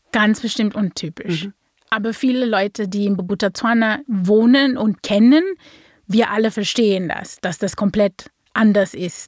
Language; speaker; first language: German; non-native, fluent; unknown